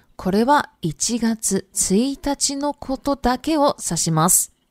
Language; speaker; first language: Japanese; non-native, fluent; Chinese